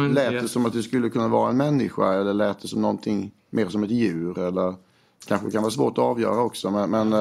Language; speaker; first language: Swedish; native; Swedish